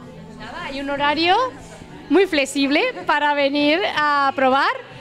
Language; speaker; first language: Spanish; native; Spanish